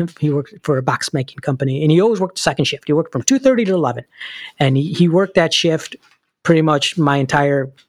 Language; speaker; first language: English; early bilingual, other home language; Spanish